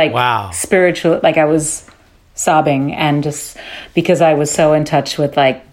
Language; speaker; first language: English; early bilingual, other home language; Dutch